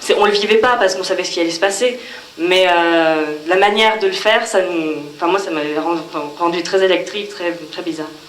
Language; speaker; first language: French; native; French